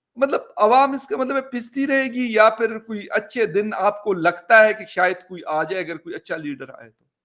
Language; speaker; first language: Urdu; non-native, local second language; Pashto